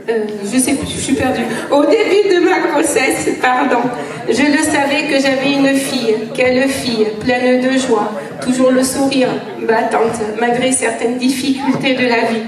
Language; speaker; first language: French; native; French